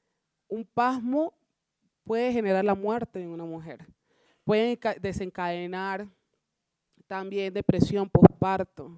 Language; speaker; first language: Spanish; native; Spanish